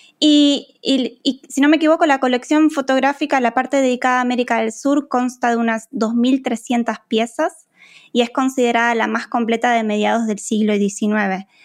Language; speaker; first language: Spanish; native; Spanish